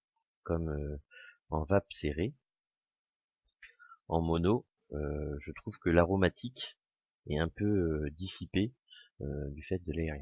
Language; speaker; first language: French; native; French